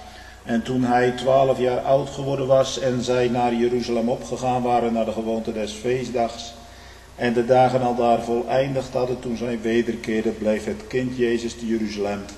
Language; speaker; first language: Dutch; native; Dutch